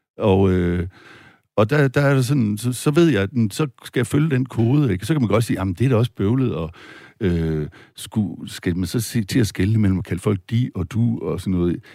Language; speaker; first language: Danish; native; Danish